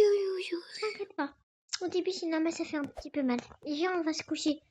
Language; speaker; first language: French; native; French